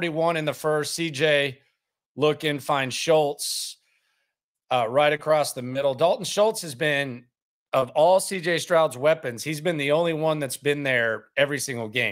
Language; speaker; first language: English; native; English